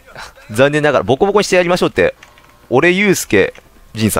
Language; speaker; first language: Japanese; native; Japanese